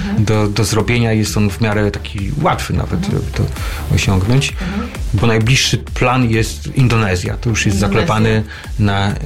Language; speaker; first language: Polish; native; Polish